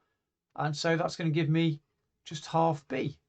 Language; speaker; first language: English; native; English